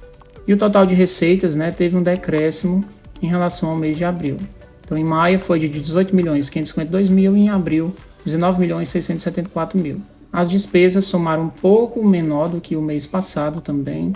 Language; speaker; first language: Portuguese; native; Portuguese